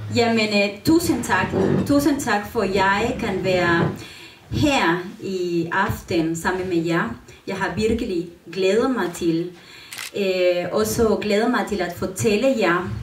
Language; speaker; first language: Danish; non-native, learner; Spanish